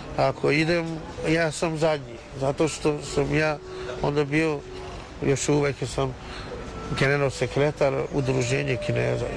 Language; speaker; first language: Serbian; non-native, learner; Chinese